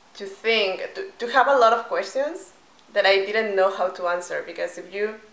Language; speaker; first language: English; non-native, fluent; Spanish